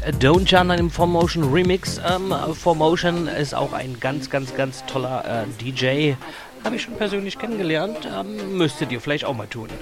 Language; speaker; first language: German; native; German